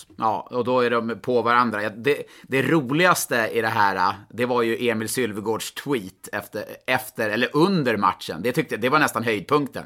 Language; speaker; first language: Swedish; native; Swedish